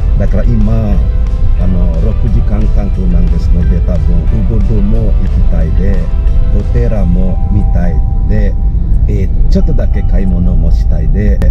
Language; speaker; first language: Japanese; non-native, fluent; Balinese